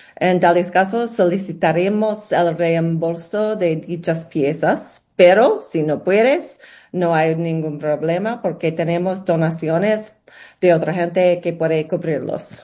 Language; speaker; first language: Spanish; non-native, learner; English